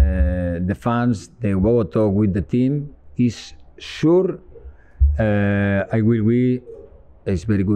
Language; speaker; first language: English; non-native, learner; Spanish